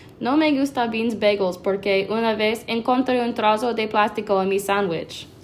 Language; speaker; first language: Spanish; non-native, learner; English